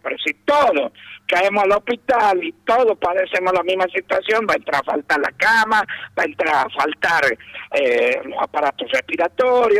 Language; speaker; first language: Spanish; native; Spanish